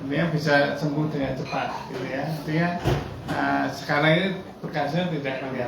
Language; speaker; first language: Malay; non-native, local second language; Javanese